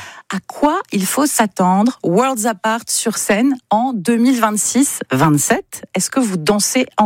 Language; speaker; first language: French; native; French